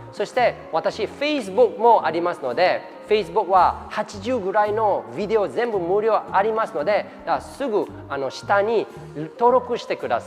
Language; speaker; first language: Japanese; non-native, fluent; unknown